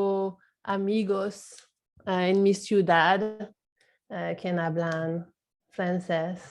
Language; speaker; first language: Spanish; non-native, learner; English